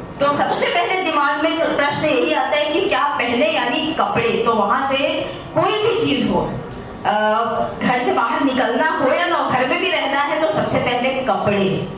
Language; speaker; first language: Hindi; native; Hindi